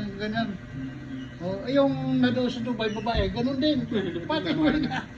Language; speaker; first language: Filipino; non-native, local second language; Cebuano